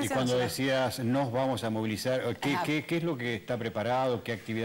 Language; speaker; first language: Spanish; native; Spanish